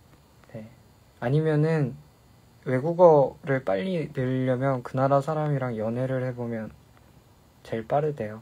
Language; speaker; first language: Korean; native; Korean